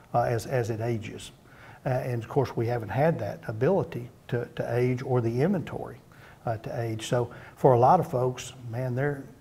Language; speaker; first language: English; native; English